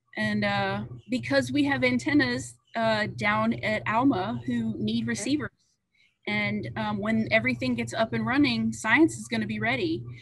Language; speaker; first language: English; native; English